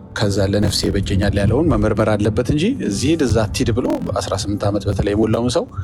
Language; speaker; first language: Amharic; native; Amharic